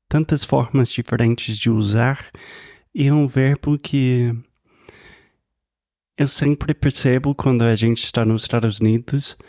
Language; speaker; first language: Portuguese; non-native, fluent; English